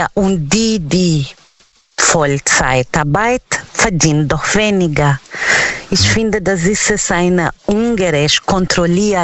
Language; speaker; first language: German; non-native, learner; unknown